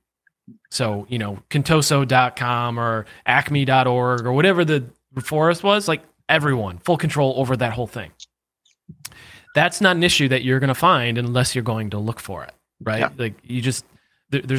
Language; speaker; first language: English; native; English